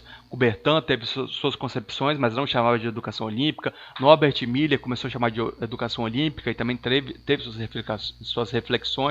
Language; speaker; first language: Portuguese; native; Portuguese